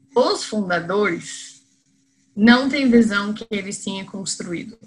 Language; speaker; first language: Portuguese; non-native, fluent; English